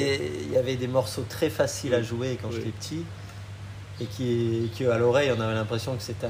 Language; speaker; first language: French; native; French